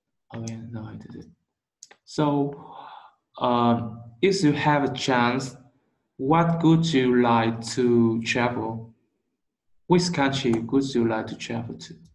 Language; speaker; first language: English; non-native, learner; Vietnamese